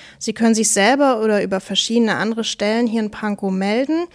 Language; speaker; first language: German; native; German